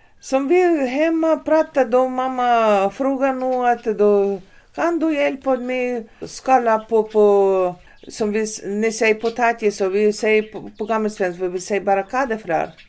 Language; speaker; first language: Swedish; early bilingual, heritage; Swedish